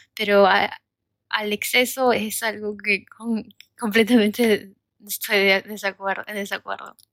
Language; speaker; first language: Spanish; native; Spanish